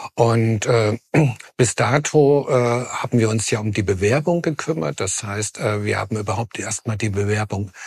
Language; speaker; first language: German; native; German